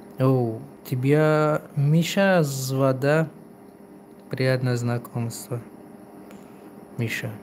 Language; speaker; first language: Russian; non-native, local second language; Tajik